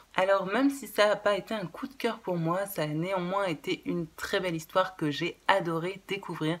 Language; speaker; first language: French; native; French